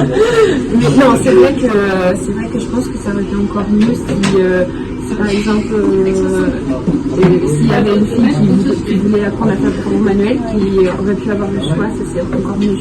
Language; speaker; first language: French; early bilingual, heritage; French